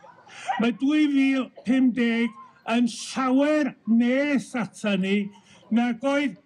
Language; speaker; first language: Welsh; native; Welsh